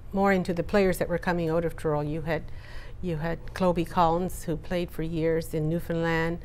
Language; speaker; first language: English; native; English